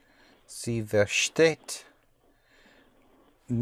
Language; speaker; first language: German; non-native, learner; English